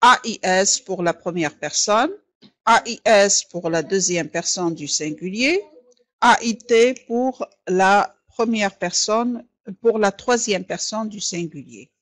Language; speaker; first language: French; non-native, fluent; Arabic